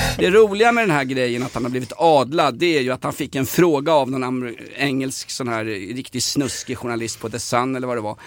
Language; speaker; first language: Swedish; native; Swedish